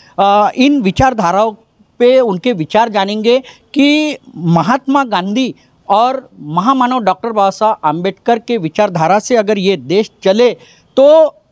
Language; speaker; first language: Hindi; non-native, local second language; Marathi